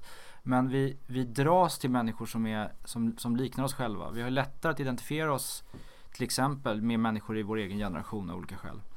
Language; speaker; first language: Swedish; native; Swedish